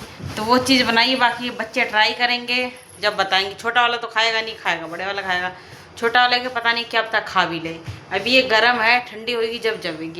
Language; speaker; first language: Hindi; native; Hindi